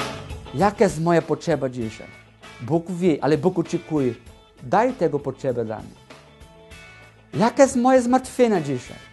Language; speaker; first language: Polish; non-native, learner; Portuguese